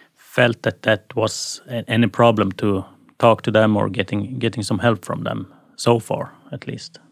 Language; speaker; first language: English; non-native, fluent; Swedish